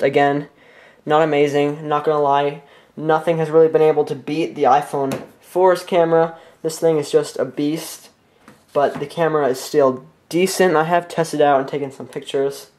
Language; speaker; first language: English; native; English